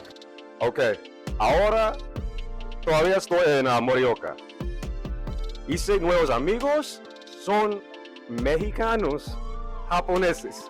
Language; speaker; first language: Spanish; non-native, fluent; English